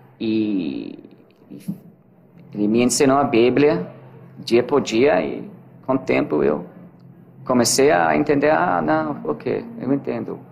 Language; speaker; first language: Portuguese; non-native, learner; English